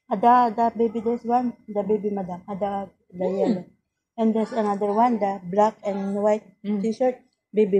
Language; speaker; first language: English; non-native, learner; Filipino